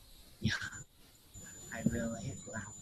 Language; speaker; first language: English; non-native, learner; Vietnamese